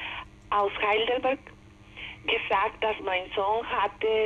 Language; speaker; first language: German; non-native, learner; Spanish